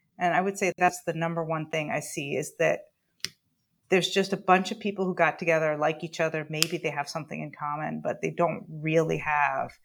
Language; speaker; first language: English; native; English